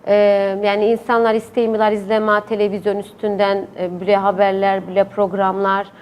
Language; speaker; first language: Turkish; non-native, local second language; Albanian